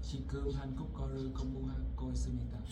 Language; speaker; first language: Korean; non-native, learner; Vietnamese